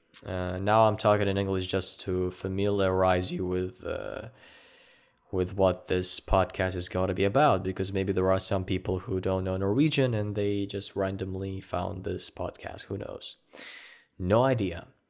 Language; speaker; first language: English; non-native, fluent; Ukrainian